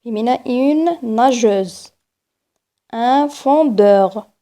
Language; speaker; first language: French; non-native, local second language; Arabic